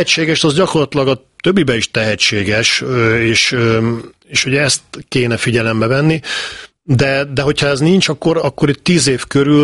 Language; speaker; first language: Hungarian; native; Hungarian